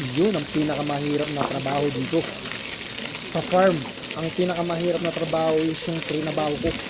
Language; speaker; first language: Filipino; native; Filipino